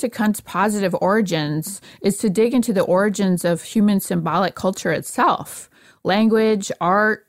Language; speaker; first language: English; native; English